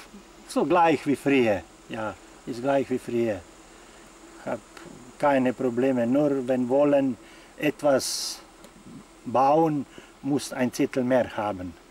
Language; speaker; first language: German; non-native, learner; Slovenian